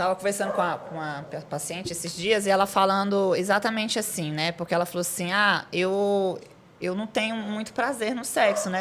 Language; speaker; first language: Portuguese; native; Portuguese